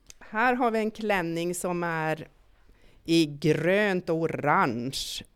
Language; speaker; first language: Swedish; native; Swedish